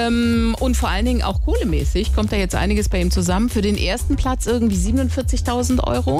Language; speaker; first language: German; native; German